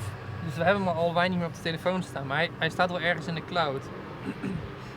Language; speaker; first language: Dutch; native; Dutch